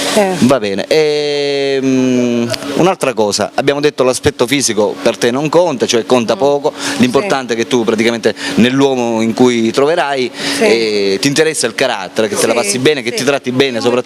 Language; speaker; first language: Italian; native; Italian